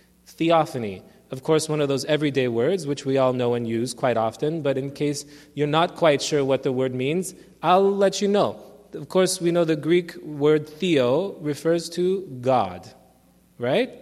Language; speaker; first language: English; early bilingual, other home language; Armenian